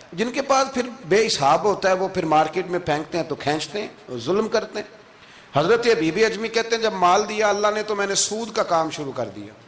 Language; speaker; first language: Urdu; non-native, local second language; Punjabi